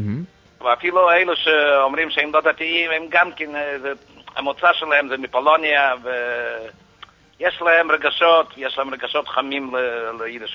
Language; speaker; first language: Hebrew; non-native, fluent; Yiddish